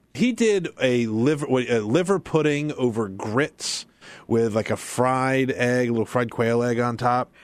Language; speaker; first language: English; native; English